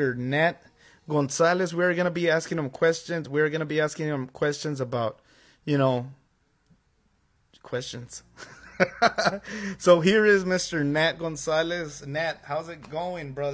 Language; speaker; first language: English; early bilingual, other home language; Spanish